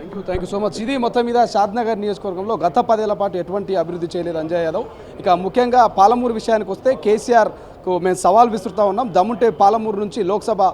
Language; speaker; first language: Telugu; native; Telugu